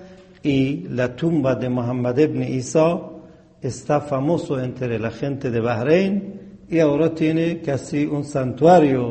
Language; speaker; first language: Spanish; non-native, fluent; Persian